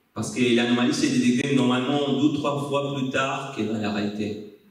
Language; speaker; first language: French; non-native, fluent; Spanish